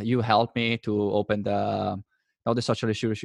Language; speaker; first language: English; non-native, fluent; Italian